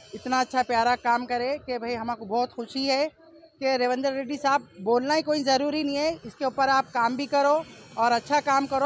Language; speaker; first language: Hindi; non-native, local second language; Urdu